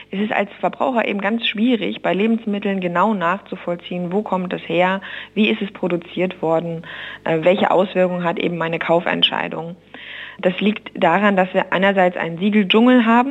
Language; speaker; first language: German; native; German